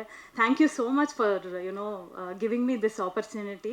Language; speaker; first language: Tamil; non-native, local second language; Kannada